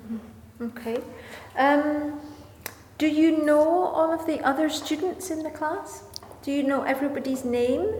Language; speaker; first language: English; non-native, fluent; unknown